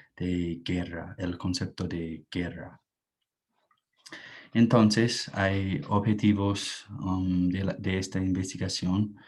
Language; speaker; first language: Spanish; non-native, fluent; English